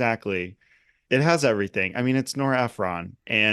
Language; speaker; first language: English; native; English